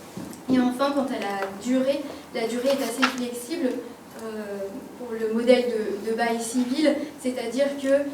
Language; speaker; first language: French; native; French